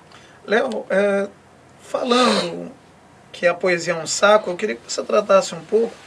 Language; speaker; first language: Portuguese; native; Portuguese